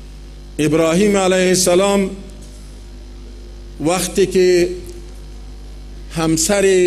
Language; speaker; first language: Persian; non-native, local second language; Pashto